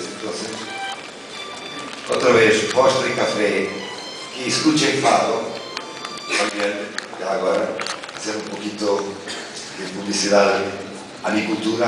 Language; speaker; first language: Spanish; non-native, fluent; Portuguese